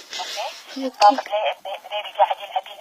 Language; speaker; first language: Arabic; native; Arabic